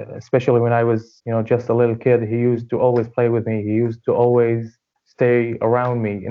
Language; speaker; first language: English; non-native, fluent; Arabic